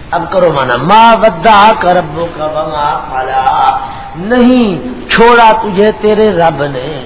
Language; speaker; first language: Urdu; non-native, local second language; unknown